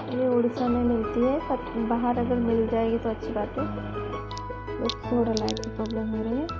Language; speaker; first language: Hindi; non-native, local second language; Odia